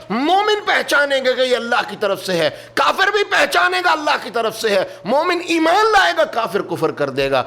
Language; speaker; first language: Urdu; native; Urdu